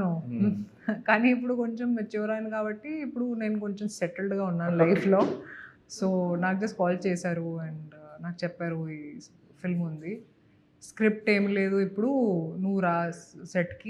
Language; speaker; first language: Telugu; non-native, local second language; Hindi